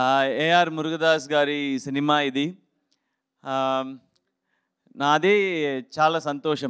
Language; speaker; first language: Telugu; non-native, learner; Tamil